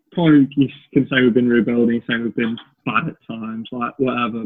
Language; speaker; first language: English; native; English